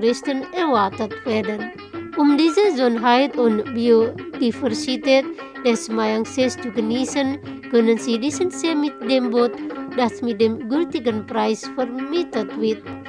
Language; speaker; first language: German; non-native, fluent; Indonesian